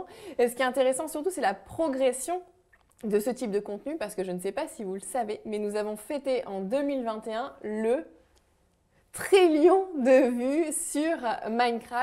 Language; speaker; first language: French; native; French